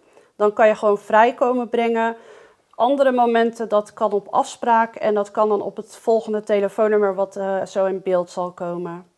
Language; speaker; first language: Dutch; native; Dutch